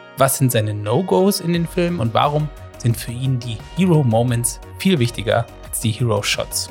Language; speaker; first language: German; native; German